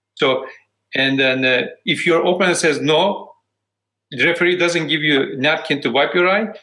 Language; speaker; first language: English; non-native, fluent; Turkish